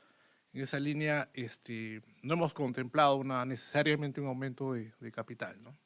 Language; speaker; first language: Spanish; native; Spanish